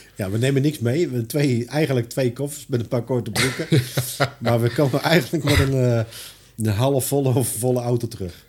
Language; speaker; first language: Dutch; non-native, fluent; Italian